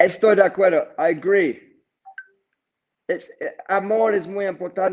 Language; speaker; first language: Spanish; non-native, learner; English